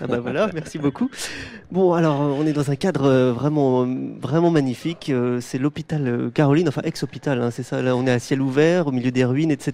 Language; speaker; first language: French; native; French